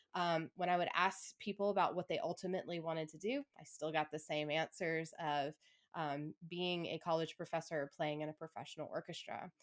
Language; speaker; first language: English; native; English